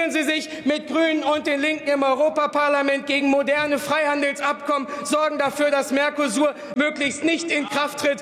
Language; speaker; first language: German; native; German